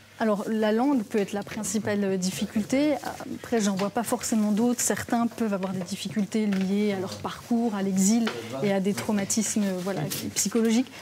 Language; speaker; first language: French; native; French